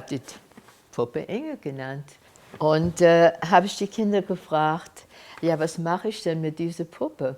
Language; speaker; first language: German; early bilingual, heritage; German